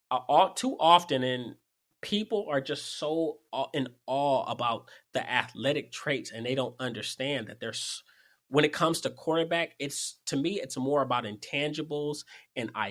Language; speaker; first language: English; native; English